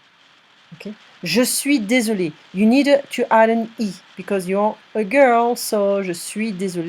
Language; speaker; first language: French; non-native, fluent; English